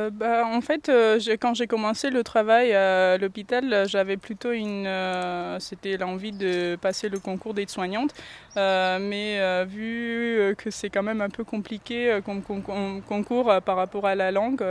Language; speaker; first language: French; non-native, fluent; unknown